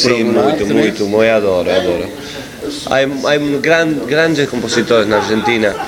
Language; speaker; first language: Portuguese; non-native, learner; Spanish